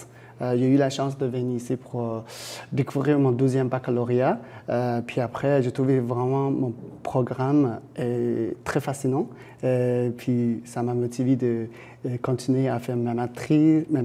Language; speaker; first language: French; non-native, fluent; Chinese